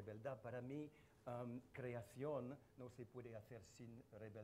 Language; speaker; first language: Spanish; non-native, learner; French